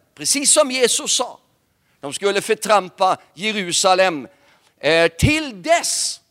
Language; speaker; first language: Swedish; native; Swedish